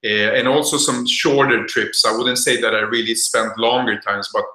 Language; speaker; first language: English; non-native, fluent; Swedish